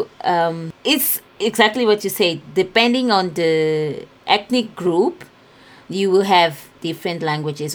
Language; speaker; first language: English; non-native, fluent; Portuguese